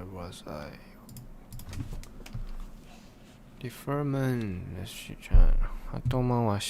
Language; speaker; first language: Japanese; non-native, learner; English